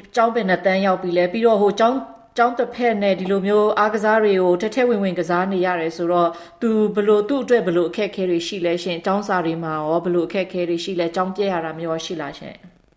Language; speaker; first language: Burmese; native; Burmese